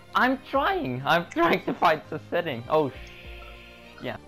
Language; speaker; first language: English; non-native, fluent; Finnish